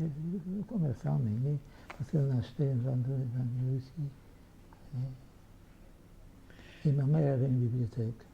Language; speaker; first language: French; non-native, fluent; Yiddish